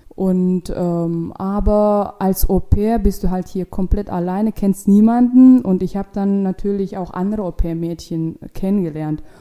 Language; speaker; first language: German; non-native, fluent; Russian